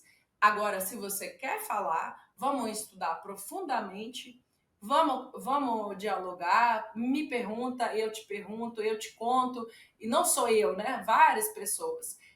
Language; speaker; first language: Portuguese; non-native, fluent; Ukrainian